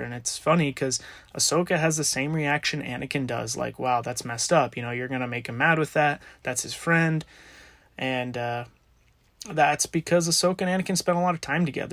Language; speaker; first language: English; native; English